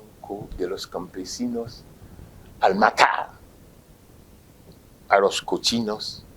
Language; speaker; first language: Spanish; non-native, fluent; French